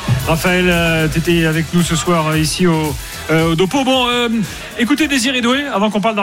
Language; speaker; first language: French; native; French